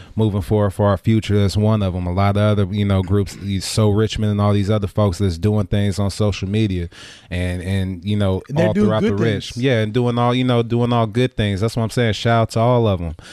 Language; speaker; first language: English; native; English